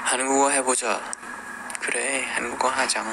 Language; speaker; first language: Korean; non-native, learner; Thai